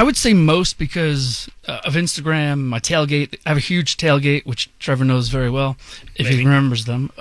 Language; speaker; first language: English; native; English